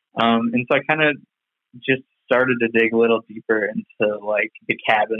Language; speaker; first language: English; native; English